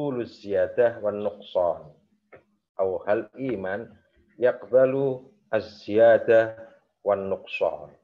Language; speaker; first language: Arabic; non-native, fluent; Indonesian